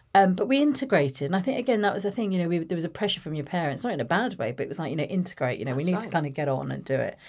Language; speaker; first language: English; native; English